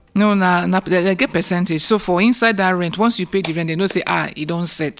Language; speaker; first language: Nigerian Pidgin; non-native, local second language; Yoruba